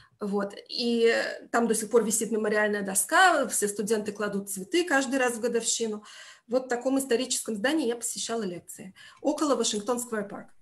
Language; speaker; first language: Russian; native; Russian